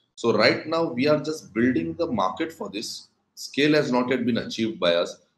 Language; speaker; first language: English; non-native, local second language; Konkani